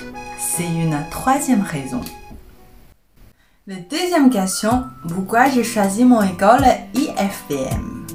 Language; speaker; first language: French; non-native, fluent; Chinese